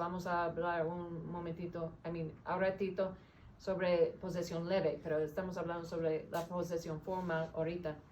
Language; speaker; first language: Spanish; non-native, learner; English